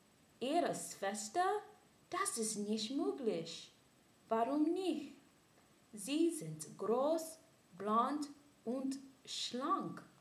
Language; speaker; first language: German; non-native, learner; English